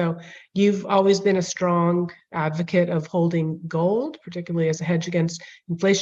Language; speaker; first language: English; native; English